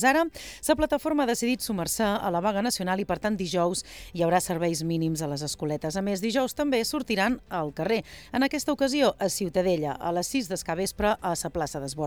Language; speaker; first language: Catalan; native; Catalan